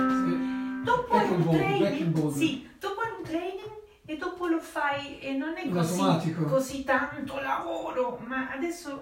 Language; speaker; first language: Italian; non-native, learner; Spanish